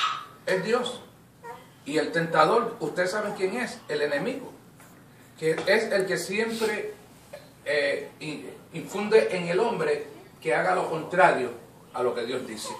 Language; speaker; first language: Spanish; native; Spanish